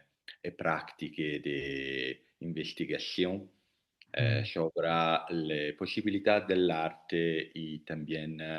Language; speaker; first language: Spanish; non-native, learner; Italian